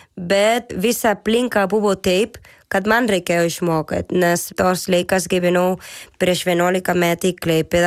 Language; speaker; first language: Lithuanian; non-native, learner; Spanish